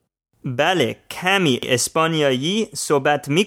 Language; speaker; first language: Persian; non-native, learner; English